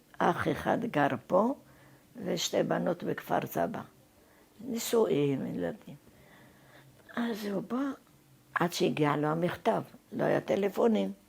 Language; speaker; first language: Hebrew; non-native, fluent; Arabic